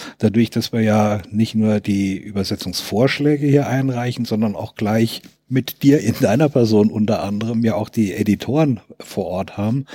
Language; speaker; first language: German; native; German